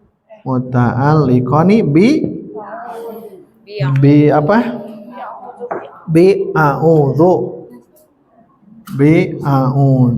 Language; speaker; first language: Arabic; non-native, fluent; Indonesian